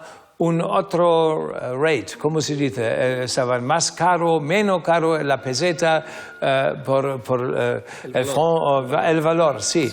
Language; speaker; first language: Spanish; non-native, learner; German